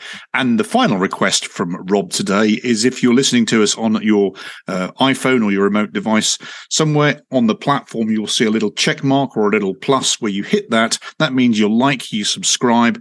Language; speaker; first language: English; native; English